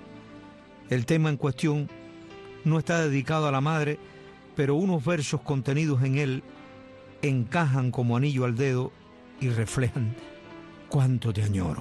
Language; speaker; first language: Spanish; native; Spanish